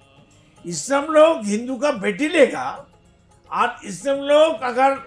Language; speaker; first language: Hindi; non-native, local second language; Bangla